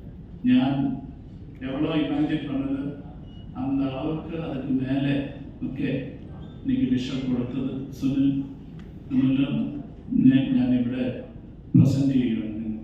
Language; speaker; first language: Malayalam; non-native, learner; Tamil